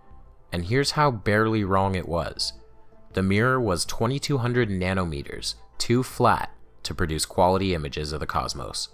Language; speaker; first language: English; native; English